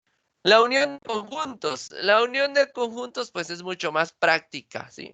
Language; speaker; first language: Spanish; native; Spanish